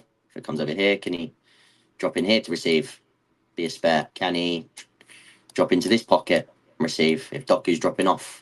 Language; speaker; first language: English; native; English